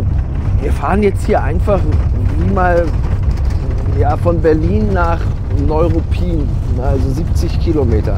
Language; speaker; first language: German; native; German